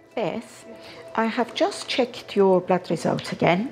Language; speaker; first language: English; non-native, fluent; Persian